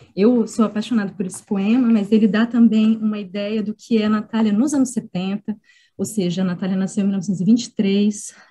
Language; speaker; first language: Portuguese; native; Portuguese